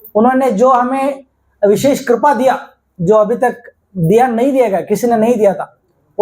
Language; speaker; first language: Hindi; non-native, local second language; Kannada